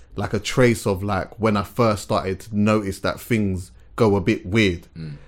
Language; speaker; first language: English; native; English